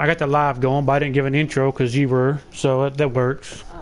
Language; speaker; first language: English; native; English